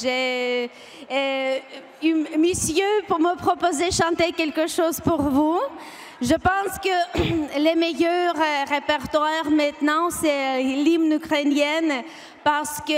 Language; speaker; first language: French; non-native, learner; Ukrainian